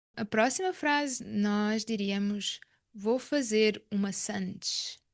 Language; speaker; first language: Portuguese; native; Portuguese